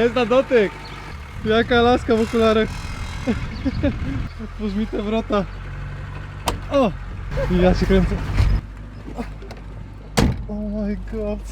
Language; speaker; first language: Polish; native; Polish